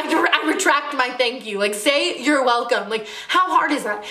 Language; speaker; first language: English; native; English